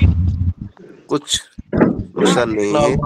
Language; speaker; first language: Hindi; non-native, learner; Bangla